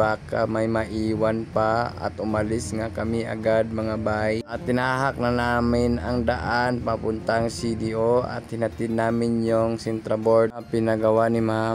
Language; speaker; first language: Filipino; non-native, local second language; Cebuano